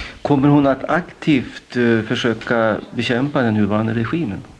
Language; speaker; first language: Swedish; native; Swedish